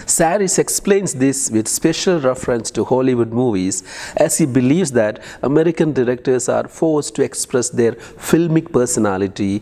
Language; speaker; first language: English; non-native, local second language; Malayalam